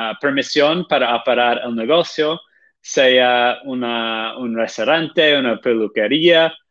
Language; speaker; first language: Spanish; non-native, fluent; Portuguese